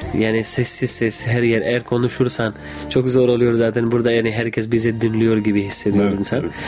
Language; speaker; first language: Turkish; non-native, fluent; Arabic